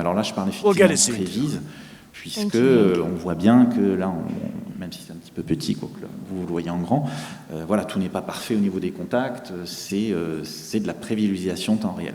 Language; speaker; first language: French; native; French